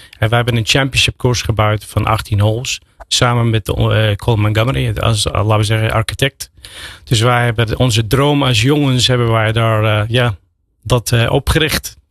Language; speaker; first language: Dutch; non-native, fluent; English